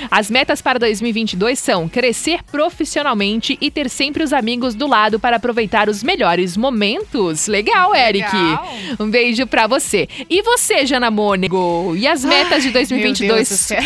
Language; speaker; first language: Portuguese; native; Portuguese